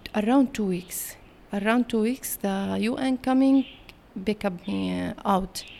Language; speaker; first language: English; non-native, learner; Arabic